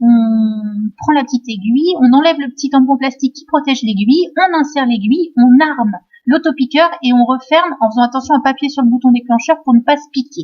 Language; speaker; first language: French; native; French